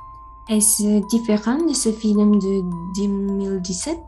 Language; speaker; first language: French; non-native, learner; Indonesian